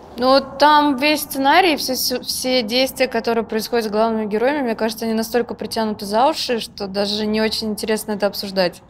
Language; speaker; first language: Russian; native; Russian